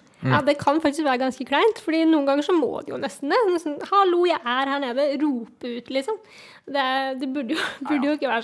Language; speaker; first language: Norwegian; native; Norwegian